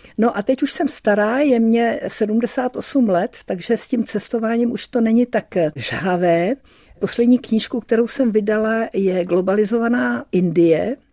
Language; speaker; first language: Czech; early bilingual, heritage; Czech